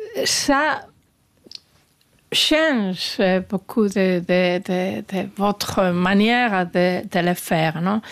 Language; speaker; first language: French; non-native, learner; Spanish